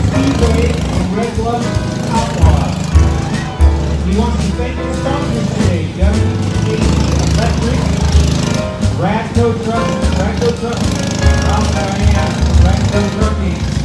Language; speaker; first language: English; native; English